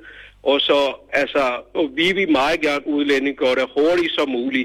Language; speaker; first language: Danish; non-native, learner; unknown